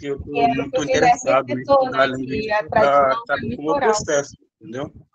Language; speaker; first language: Portuguese; non-native, fluent; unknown